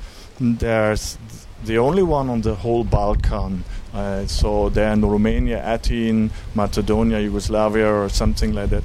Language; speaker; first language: English; non-native, learner; German